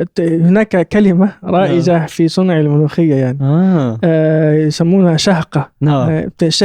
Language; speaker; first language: Arabic; native; Arabic